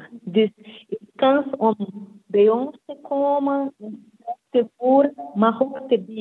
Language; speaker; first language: Dutch; non-native, fluent; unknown